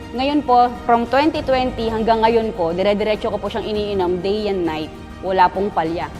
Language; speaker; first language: Filipino; native; Filipino